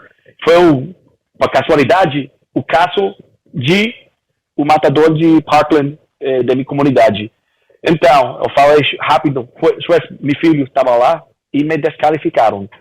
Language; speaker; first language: Portuguese; early bilingual, heritage; Portuguese